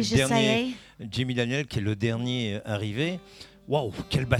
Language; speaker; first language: French; native; French